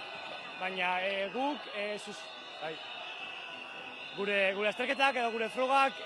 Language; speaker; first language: Basque; non-native, learner; Spanish